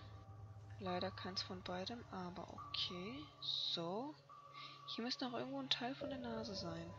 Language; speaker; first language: German; native; German